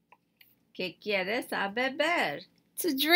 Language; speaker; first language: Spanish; non-native, learner; English